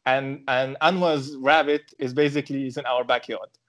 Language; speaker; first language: English; non-native, fluent; Arabic